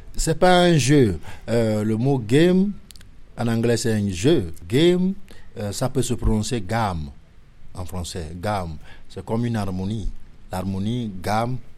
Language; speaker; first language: French; non-native, local second language; Ewe